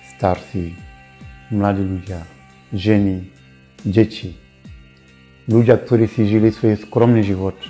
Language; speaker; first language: Slovak; non-native, fluent; Bambara